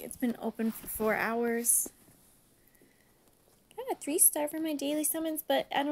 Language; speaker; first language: English; native; English